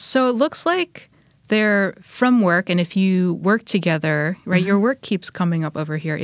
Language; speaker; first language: English; native; English